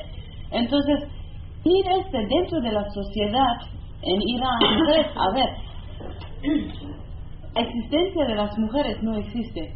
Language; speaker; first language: Spanish; non-native, learner; Kurdish